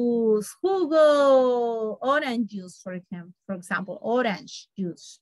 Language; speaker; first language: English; non-native, fluent; Spanish